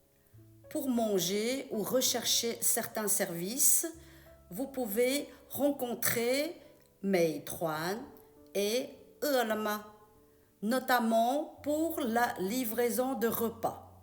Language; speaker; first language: French; non-native, fluent; Chinese